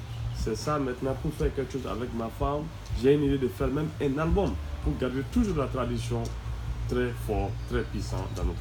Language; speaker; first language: French; non-native, local second language; Bambara